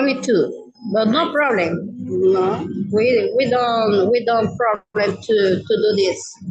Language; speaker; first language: English; non-native, learner; Spanish